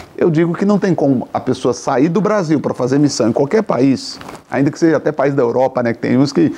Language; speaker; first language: Portuguese; native; Portuguese